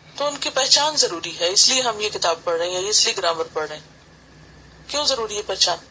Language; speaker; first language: Urdu; native; Urdu